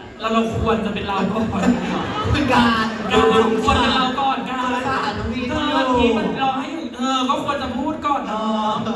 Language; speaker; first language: Thai; native; Thai